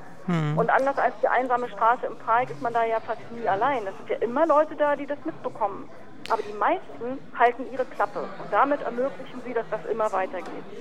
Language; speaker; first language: German; native; German